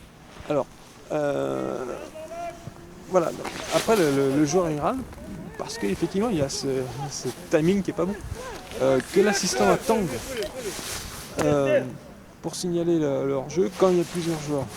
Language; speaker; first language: French; native; French